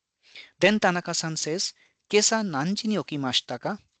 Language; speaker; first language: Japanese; non-native, fluent; Hindi